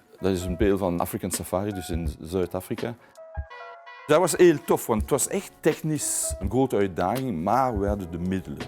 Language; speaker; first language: Dutch; non-native, local second language; French